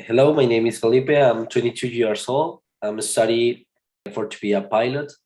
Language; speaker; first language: English; non-native, learner; Spanish